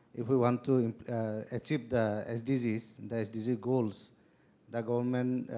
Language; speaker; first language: English; non-native, local second language; Kok Borok